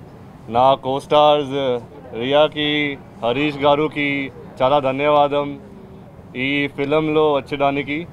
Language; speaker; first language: Telugu; non-native, learner; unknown